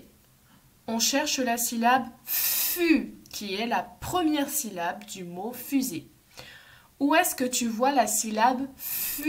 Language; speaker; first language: French; native; French